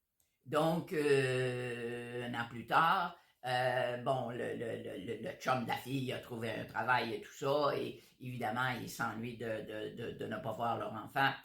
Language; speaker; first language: French; native; French